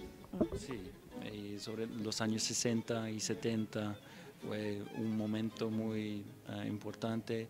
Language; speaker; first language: Spanish; non-native, fluent; English